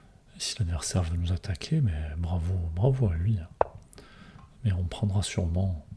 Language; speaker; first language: French; native; French